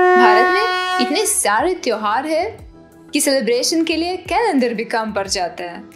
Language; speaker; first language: Hindi; non-native, fluent; Ukrainian